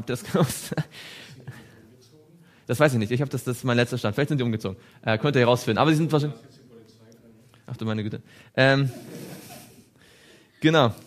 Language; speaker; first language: German; native; German